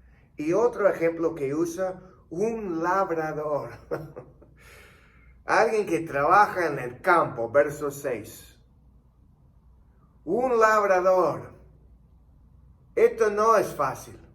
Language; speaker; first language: Spanish; non-native, fluent; English